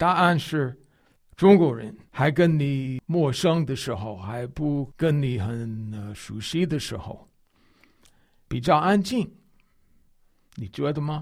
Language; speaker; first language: Chinese; non-native, fluent; English